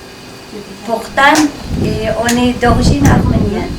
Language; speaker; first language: French; non-native, fluent; Armenian